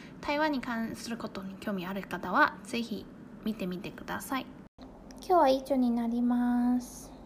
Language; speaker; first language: Japanese; non-native, fluent; Chinese